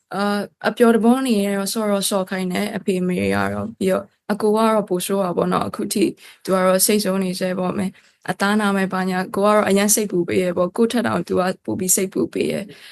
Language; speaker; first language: Burmese; non-native, local second language; Kachin